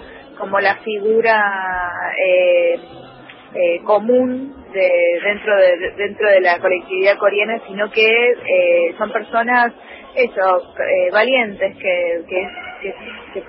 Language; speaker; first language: Spanish; early bilingual, other home language; Korean